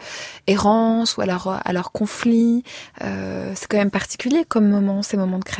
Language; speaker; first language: French; native; French